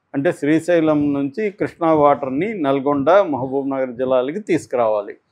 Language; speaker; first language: Telugu; native; Telugu